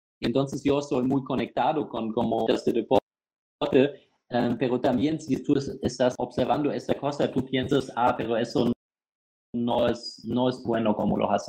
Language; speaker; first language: Spanish; non-native, fluent; German